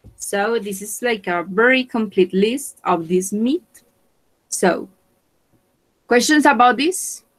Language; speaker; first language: English; non-native, fluent; Spanish